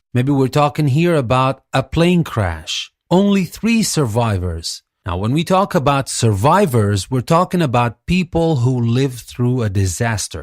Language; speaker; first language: English; non-native, fluent; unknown